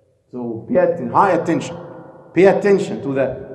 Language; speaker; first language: English; non-native, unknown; Arabic